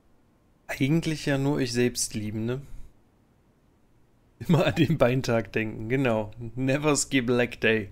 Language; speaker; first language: German; native; German